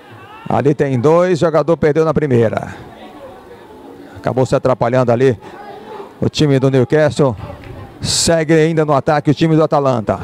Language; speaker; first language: Portuguese; native; Portuguese